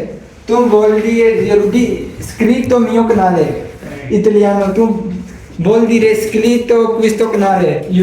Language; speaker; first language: Italian; non-native, learner; Punjabi